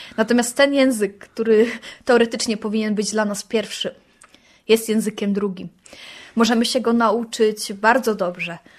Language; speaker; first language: Polish; native; Polish